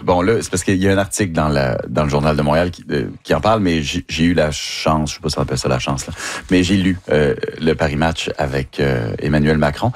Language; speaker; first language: French; native; French